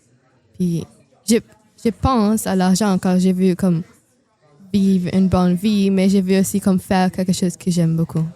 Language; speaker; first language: French; non-native, learner; Portuguese